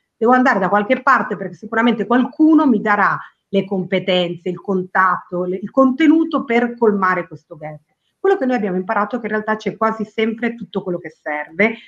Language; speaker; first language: Italian; early bilingual, other home language; Spanish